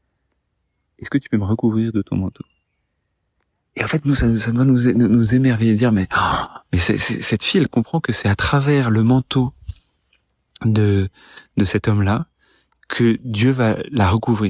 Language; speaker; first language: French; native; French